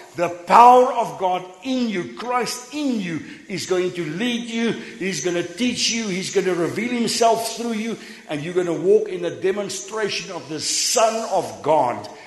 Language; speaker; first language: English; non-native, local second language; Afrikaans